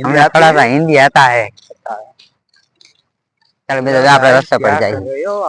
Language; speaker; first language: Hindi; non-native, local second language; Gujarati